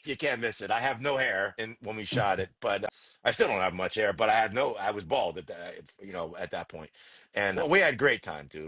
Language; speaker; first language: English; native; English